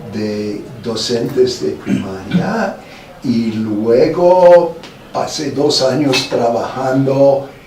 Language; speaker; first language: Spanish; non-native, fluent; English